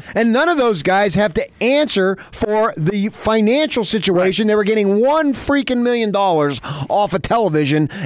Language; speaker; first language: English; native; English